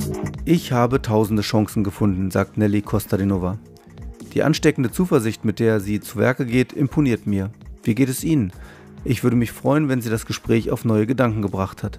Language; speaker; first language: German; native; German